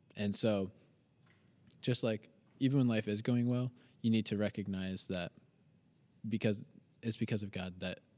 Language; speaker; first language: English; native; English